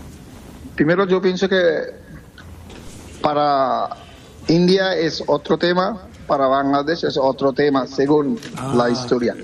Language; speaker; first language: Spanish; non-native, fluent; Bangla